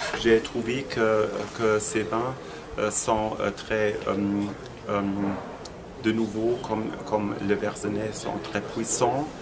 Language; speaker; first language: French; non-native, fluent; German